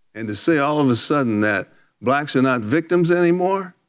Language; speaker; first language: English; native; English